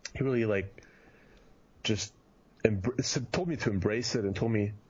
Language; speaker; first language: English; early bilingual, heritage; German